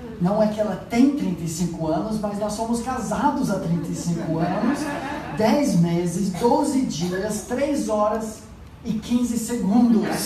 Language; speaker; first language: Portuguese; non-native, fluent; English